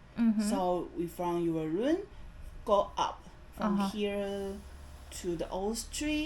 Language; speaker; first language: English; non-native, learner; Chinese